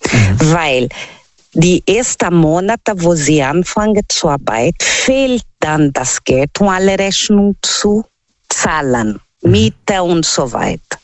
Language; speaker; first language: German; non-native, learner; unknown